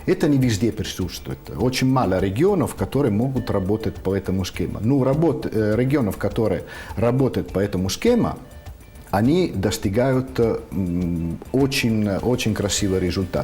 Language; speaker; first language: Russian; non-native, fluent; Italian